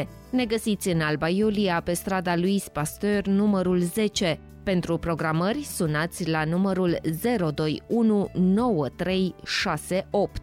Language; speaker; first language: Romanian; native; Romanian